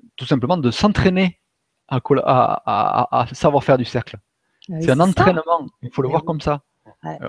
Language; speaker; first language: French; native; French